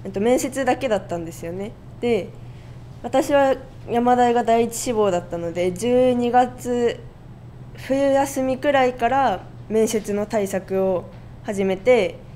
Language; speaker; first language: Japanese; native; Japanese